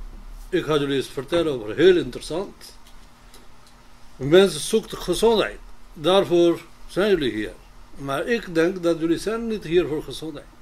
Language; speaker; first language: Dutch; non-native, fluent; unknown